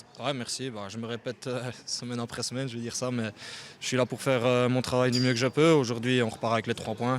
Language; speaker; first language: French; non-native, local second language; Luxembourgish